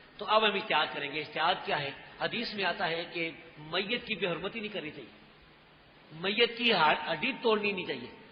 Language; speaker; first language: Urdu; non-native, local second language; Pashto